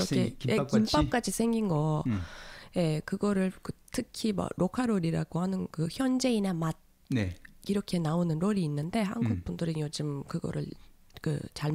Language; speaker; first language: Korean; non-native, fluent; Turkish